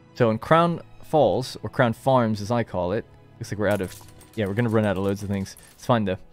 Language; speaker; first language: English; native; English